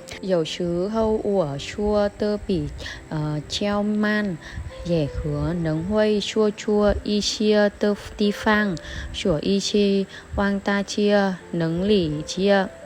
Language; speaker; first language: Chinese; non-native, learner; Vietnamese